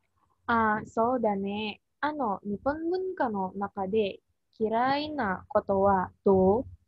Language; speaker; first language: Japanese; non-native, learner; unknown